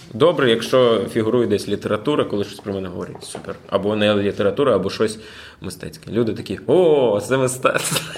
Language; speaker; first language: Ukrainian; non-native, local second language; Russian